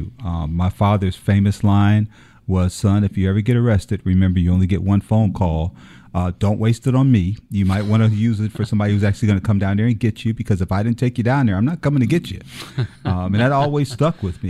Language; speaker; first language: English; native; English